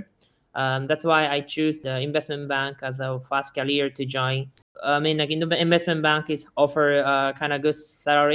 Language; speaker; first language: English; non-native, fluent; Japanese